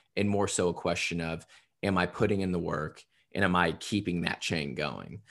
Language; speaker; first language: English; native; English